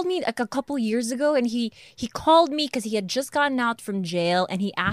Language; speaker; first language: English; non-native, local second language; Filipino